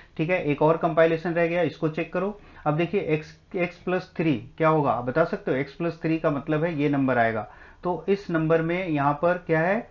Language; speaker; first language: Hindi; native; Hindi